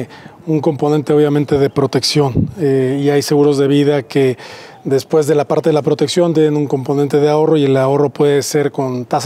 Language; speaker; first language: Spanish; native; Spanish